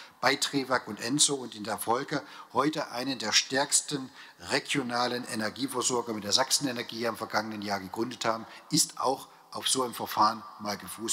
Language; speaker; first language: German; native; German